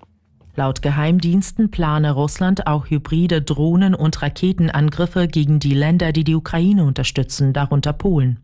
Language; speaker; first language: German; native; German